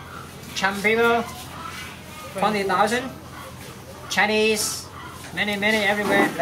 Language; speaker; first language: English; non-native, learner; Vietnamese